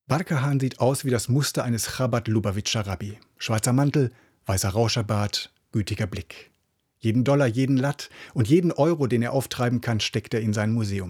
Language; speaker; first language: German; native; German